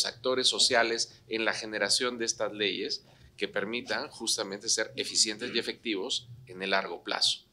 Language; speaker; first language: Spanish; native; Spanish